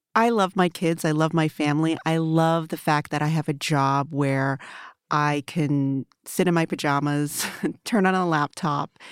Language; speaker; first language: English; early bilingual, other home language; Chinese